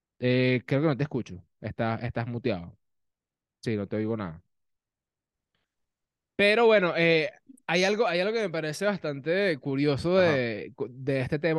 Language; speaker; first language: Spanish; native; Spanish